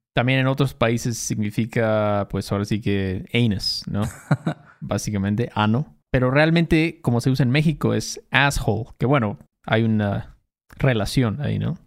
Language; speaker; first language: Spanish; native; Spanish